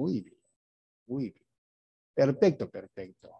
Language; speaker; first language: Spanish; non-native, learner; Korean